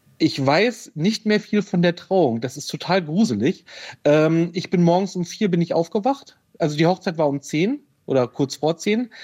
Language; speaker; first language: German; native; German